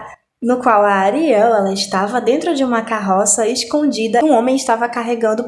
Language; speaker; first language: Portuguese; native; Portuguese